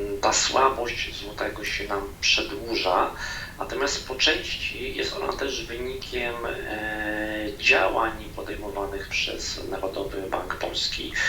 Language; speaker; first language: Polish; native; Polish